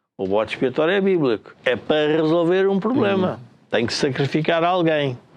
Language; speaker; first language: Portuguese; native; Portuguese